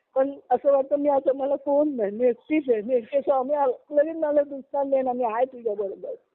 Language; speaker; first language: Marathi; non-native, local second language; Telugu